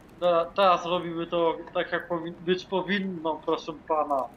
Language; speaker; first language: Polish; native; Polish